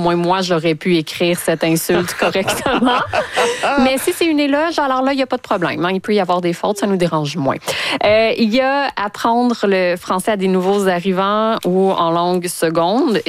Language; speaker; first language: French; native; French